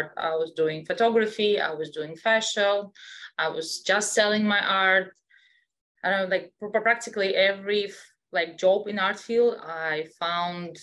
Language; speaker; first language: English; non-native, fluent; Russian